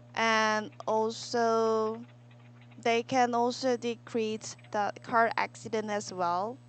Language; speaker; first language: English; non-native, learner; Korean